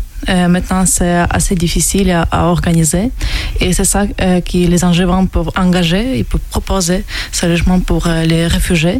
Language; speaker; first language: French; non-native, fluent; Ukrainian